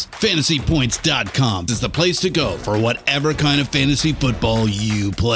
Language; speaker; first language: English; native; English